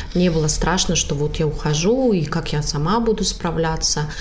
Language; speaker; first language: Russian; non-native, local second language; Tajik